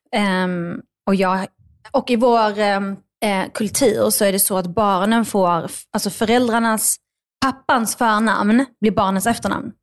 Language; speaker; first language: Swedish; early bilingual, other home language; Arabic